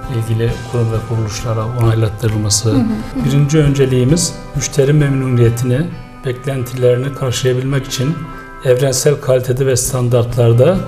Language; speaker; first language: Turkish; native; Turkish